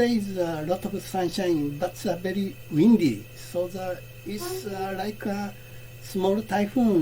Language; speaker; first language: English; non-native, learner; Japanese